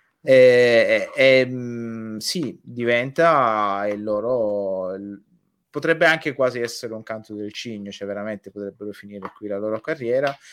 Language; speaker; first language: Italian; native; Italian